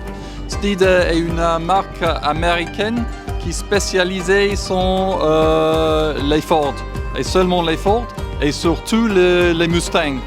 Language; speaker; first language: French; non-native, fluent; English